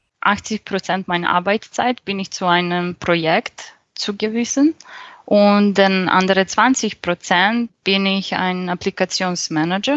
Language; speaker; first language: German; non-native, fluent; Serbian